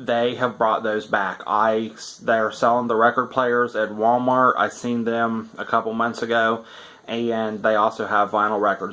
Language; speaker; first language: English; native; English